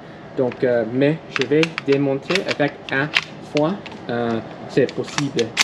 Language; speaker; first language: French; non-native, learner; English